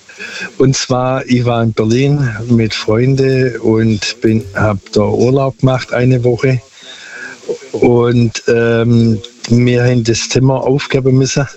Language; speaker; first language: German; non-native, local second language; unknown